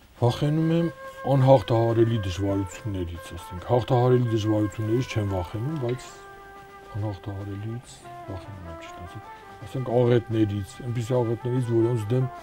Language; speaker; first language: Armenian; native; Armenian